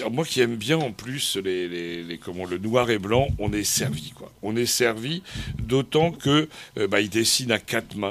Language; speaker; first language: French; native; French